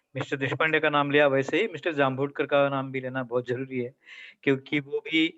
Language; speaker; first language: Hindi; non-native, local second language; Marathi